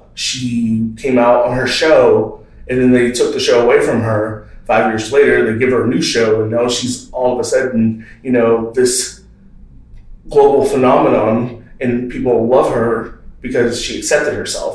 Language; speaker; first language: English; native; English